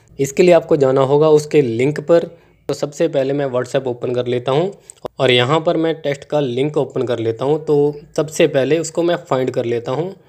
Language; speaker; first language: Hindi; non-native, local second language; Punjabi